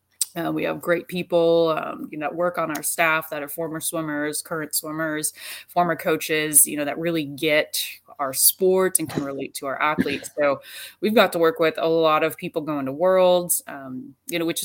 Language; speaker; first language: English; native; English